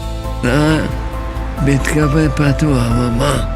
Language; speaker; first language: Hebrew; early bilingual, other home language; Arabic